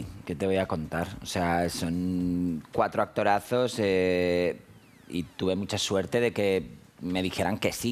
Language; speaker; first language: Spanish; native; Spanish